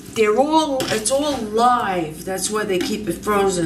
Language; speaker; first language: English; native; English